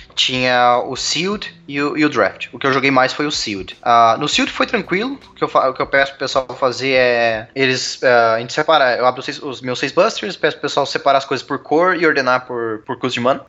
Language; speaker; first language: Portuguese; native; Portuguese